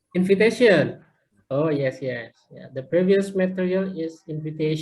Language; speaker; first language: English; non-native, fluent; Indonesian